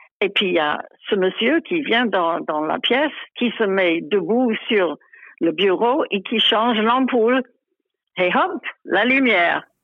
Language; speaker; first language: French; non-native, fluent; English